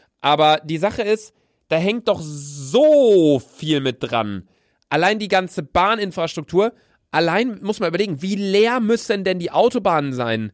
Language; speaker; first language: German; native; German